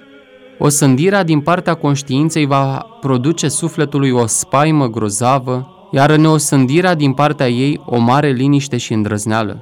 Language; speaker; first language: Romanian; native; Romanian